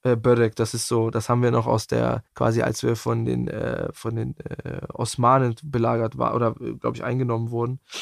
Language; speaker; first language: German; native; German